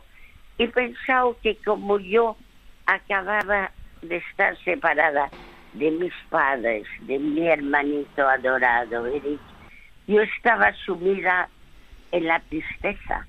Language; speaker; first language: Spanish; early bilingual, other home language; French